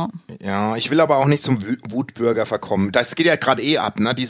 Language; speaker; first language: German; native; German